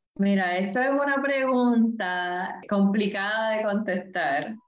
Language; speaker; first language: Spanish; native; Spanish